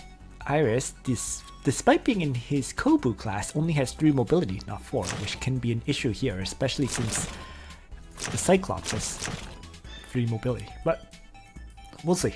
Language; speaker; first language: English; native; English